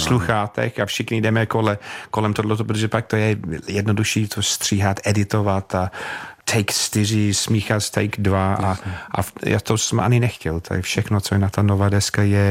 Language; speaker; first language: Czech; non-native, fluent; English